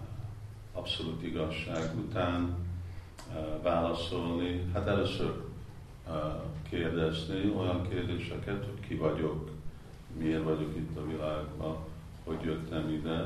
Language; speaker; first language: Hungarian; non-native, fluent; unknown